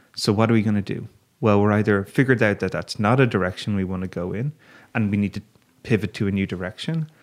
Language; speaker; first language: English; native; English